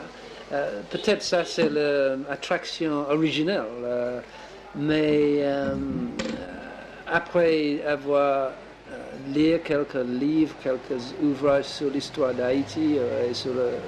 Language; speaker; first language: French; non-native, learner; English